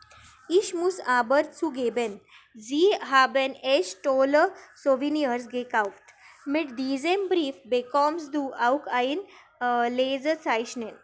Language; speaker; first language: German; non-native, learner; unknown